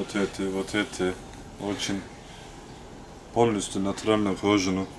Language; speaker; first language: Russian; non-native, local second language; Turkish